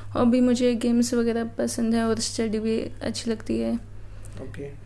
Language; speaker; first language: Hindi; native; Hindi